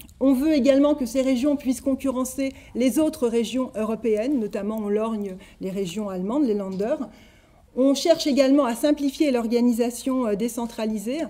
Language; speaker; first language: French; native; French